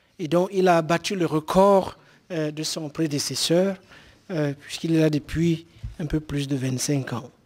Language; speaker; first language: French; non-native, local second language; Basaa